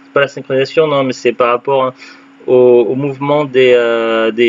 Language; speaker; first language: French; native; French